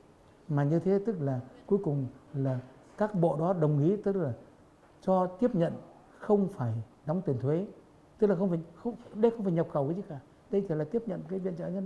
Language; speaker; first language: Vietnamese; native; Vietnamese